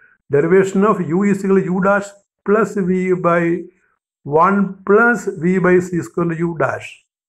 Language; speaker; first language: English; non-native, local second language; Malayalam